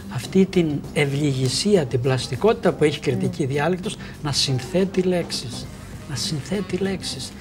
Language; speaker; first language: Greek; native; Greek